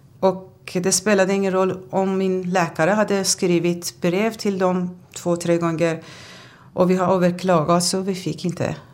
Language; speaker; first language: Swedish; non-native, fluent; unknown